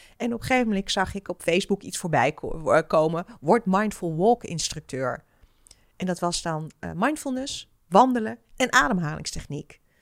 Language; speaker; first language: Dutch; native; Dutch